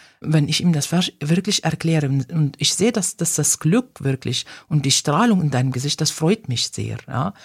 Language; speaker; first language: German; non-native, fluent; Arabic